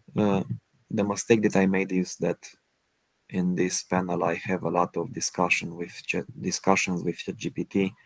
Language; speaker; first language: English; non-native, fluent; Romanian